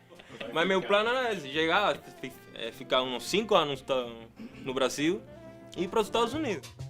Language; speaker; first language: Portuguese; non-native, fluent; Spanish